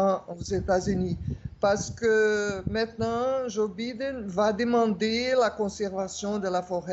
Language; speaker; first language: French; non-native, fluent; Portuguese